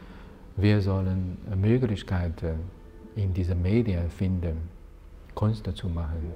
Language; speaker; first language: German; non-native, fluent; Chinese